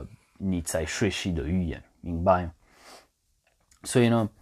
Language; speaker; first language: Chinese; non-native, learner; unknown